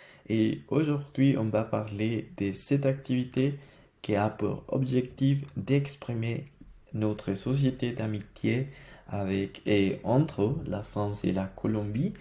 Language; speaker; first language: French; non-native, learner; Spanish